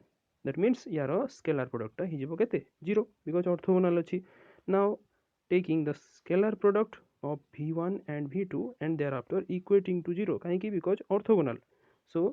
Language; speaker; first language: English; non-native, local second language; Odia